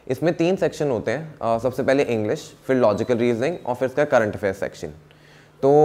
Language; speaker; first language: Hindi; native; Hindi